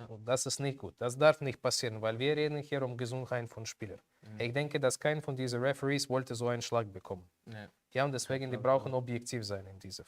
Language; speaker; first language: German; non-native, learner; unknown